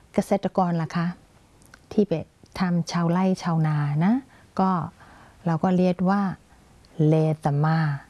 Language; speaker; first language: Thai; non-native, fluent; Burmese